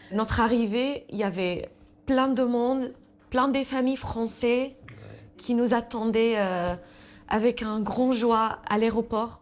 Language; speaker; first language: French; non-native, fluent; Assyrian Neo-Aramaic